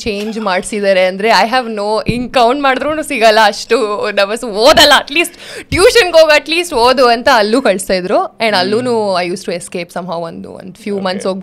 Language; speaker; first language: English; non-native, local second language; Kannada